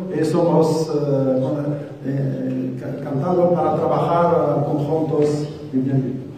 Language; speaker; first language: Spanish; non-native, learner; Arabic